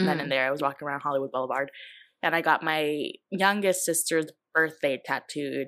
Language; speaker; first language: English; native; English